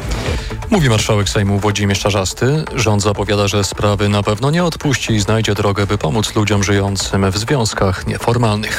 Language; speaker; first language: Polish; native; Polish